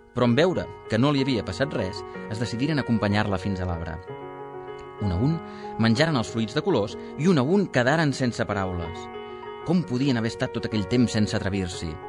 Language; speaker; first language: Catalan; native; Catalan